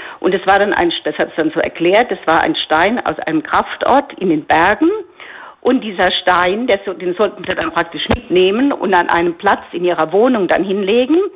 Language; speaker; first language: German; native; German